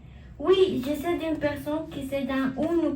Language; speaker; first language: French; non-native, learner; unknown